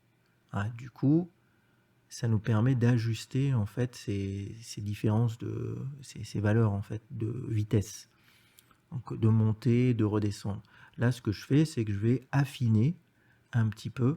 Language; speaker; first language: French; native; French